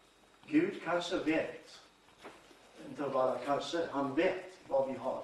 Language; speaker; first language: Swedish; non-native, fluent; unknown